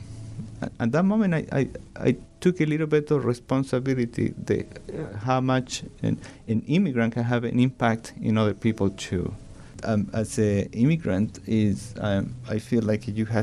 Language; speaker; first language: English; non-native, learner; Spanish